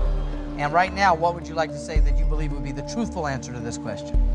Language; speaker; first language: English; native; English